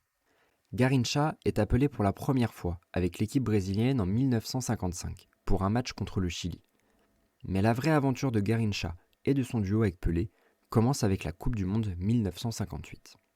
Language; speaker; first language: French; native; French